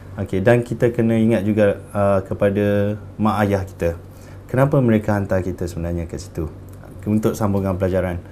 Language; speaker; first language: Malay; native; Malay